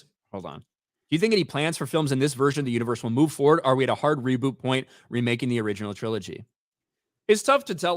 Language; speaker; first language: English; native; English